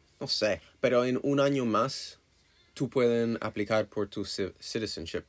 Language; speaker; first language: Spanish; non-native, learner; English